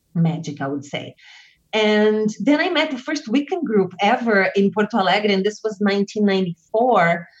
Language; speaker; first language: English; non-native, fluent; Portuguese